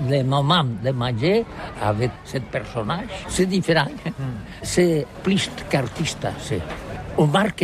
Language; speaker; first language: French; non-native, learner; Catalan